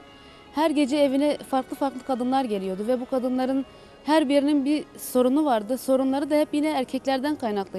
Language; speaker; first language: Turkish; native; Turkish